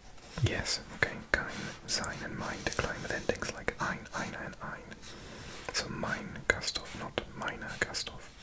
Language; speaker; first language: German; non-native, learner; English